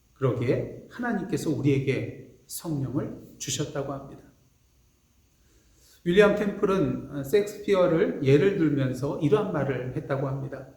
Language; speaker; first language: Korean; native; Korean